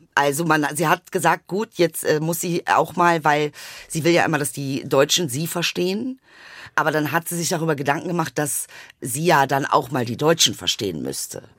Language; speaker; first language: German; early bilingual, other home language; Turkish